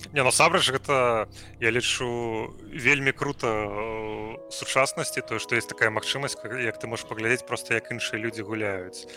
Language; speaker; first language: Belarusian; non-native, local second language; Russian